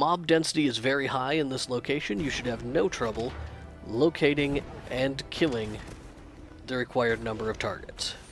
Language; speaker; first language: English; native; English